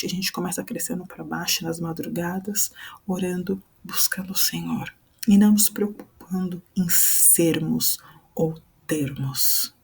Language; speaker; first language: Portuguese; native; Portuguese